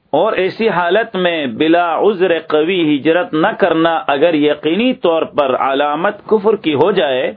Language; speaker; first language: Urdu; native; Urdu